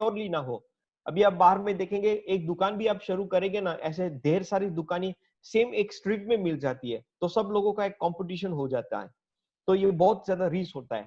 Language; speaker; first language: Hindi; native; Hindi